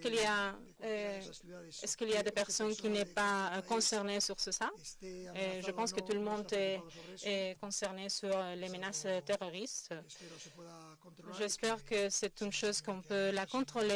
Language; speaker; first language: French; non-native, fluent; Spanish